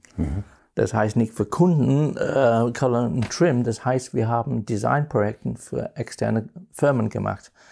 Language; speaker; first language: German; non-native, fluent; English